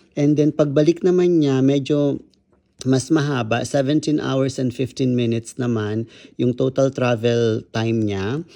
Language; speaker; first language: Filipino; non-native, local second language; Kinaray-a